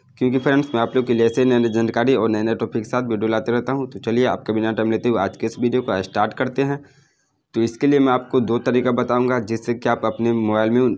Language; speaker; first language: Hindi; native; Hindi